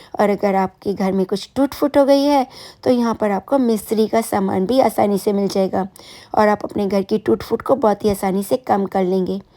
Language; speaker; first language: Hindi; native; Hindi